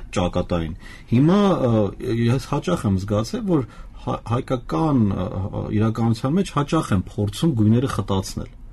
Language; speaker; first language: Armenian; native; Armenian